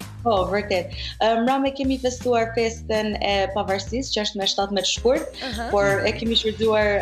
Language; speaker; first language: Albanian; early bilingual, heritage; Albanian